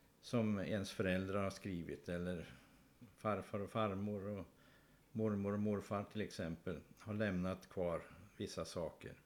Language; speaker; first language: Swedish; native; Swedish